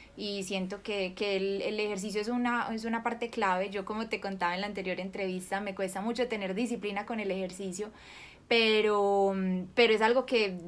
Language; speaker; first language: Spanish; native; Spanish